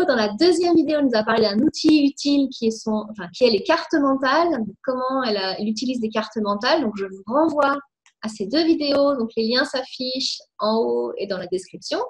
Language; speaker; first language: French; native; French